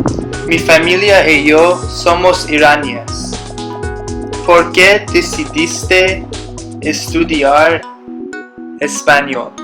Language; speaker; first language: Spanish; non-native, learner; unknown